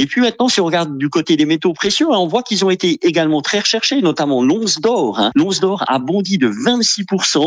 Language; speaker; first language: French; native; French